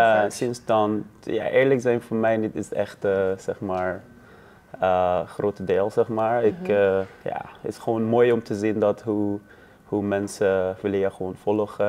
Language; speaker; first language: Dutch; non-native, learner; Persian